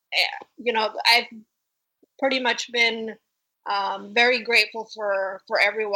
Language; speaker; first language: English; early bilingual, other home language; Spanish